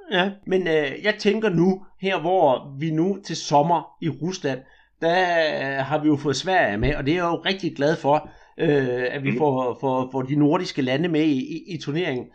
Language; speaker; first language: Danish; native; Danish